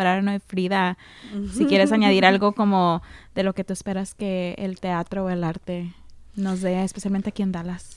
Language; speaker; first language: Spanish; early bilingual, heritage; Spanish